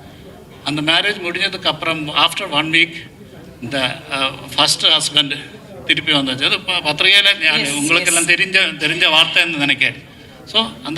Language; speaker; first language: Tamil; non-native, learner; Malayalam